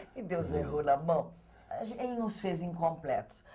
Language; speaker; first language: Portuguese; native; Portuguese